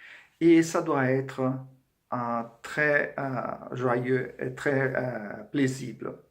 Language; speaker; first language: French; non-native, fluent; Portuguese